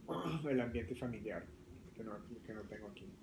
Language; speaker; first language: Spanish; early bilingual, other home language; French